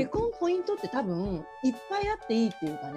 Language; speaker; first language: Japanese; native; Japanese